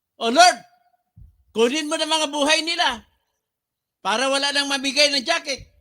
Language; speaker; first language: Filipino; non-native, local second language; Cebuano